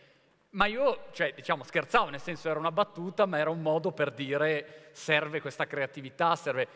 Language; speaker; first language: Italian; native; Italian